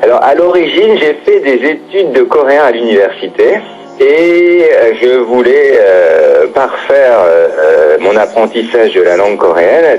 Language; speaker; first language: French; native; French